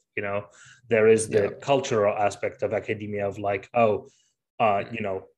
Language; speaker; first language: English; non-native, fluent; Arabic